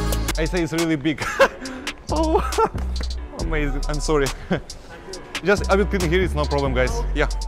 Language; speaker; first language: English; non-native, learner; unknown